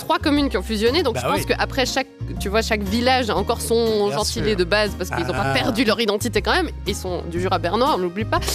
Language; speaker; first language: French; native; French